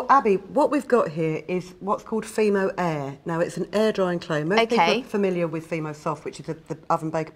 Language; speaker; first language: English; native; English